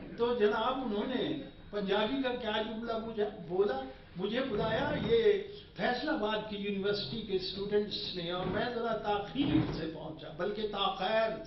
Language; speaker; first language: Urdu; non-native, local second language; Punjabi